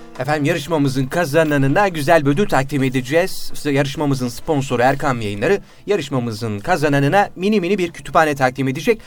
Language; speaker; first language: Turkish; native; Turkish